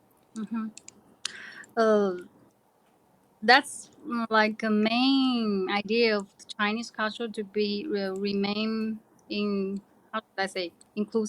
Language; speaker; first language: English; non-native, learner; Chinese